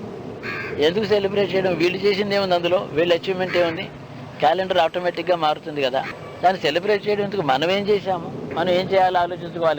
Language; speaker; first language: Telugu; native; Telugu